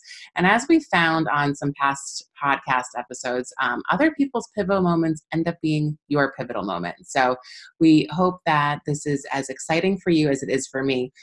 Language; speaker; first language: English; native; English